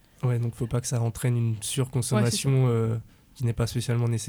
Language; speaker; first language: French; native; French